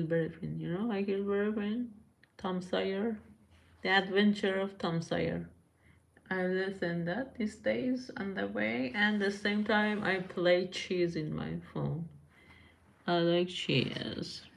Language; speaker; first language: English; non-native, learner; Persian